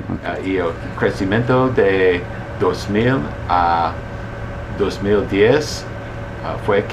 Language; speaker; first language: Spanish; early bilingual, heritage; Spanish